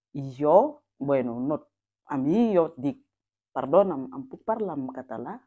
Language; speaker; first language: Catalan; non-native, fluent; Mandingo